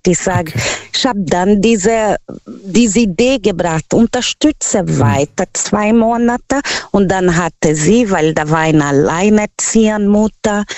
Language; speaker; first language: German; non-native, fluent; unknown